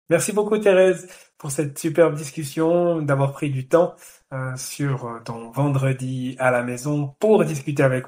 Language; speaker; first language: French; native; French